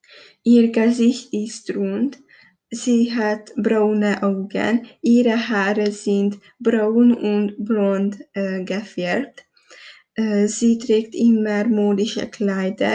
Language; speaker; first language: German; non-native, learner; Hungarian